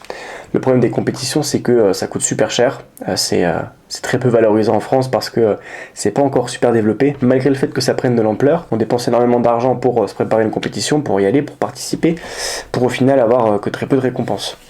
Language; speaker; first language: French; native; French